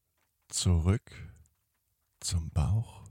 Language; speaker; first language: German; native; German